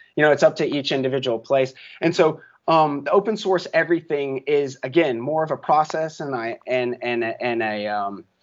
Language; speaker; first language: English; native; English